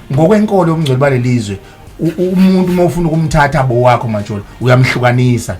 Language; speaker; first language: Zulu; native; Zulu